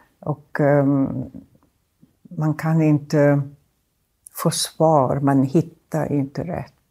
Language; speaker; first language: Swedish; non-native, fluent; German